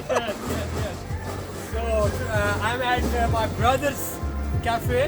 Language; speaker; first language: English; non-native, learner; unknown